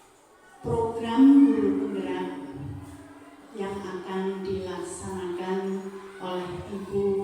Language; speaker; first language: Indonesian; non-native, local second language; Javanese